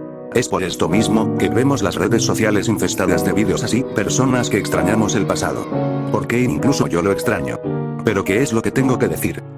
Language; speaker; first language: Spanish; native; Spanish